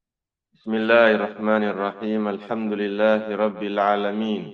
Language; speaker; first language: Arabic; non-native, fluent; Indonesian